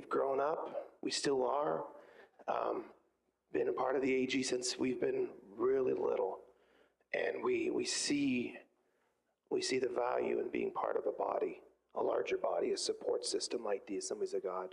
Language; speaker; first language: English; native; English